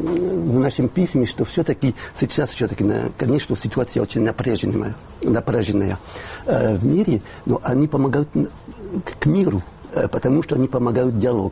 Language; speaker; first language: Russian; non-native, fluent; French